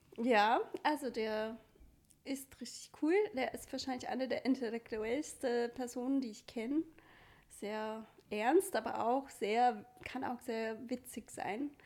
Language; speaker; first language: German; non-native, fluent; English